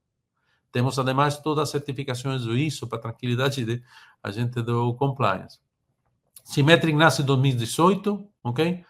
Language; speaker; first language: Portuguese; non-native, fluent; Spanish